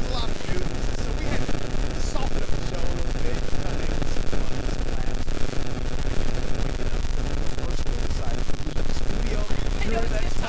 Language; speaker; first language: English; native; English